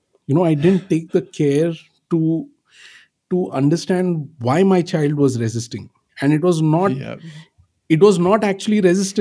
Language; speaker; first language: English; non-native, local second language; Marathi